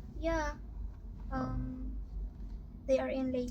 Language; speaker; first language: English; non-native, local second language; Waray